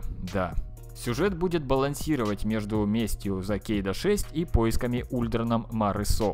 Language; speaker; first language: Russian; native; Russian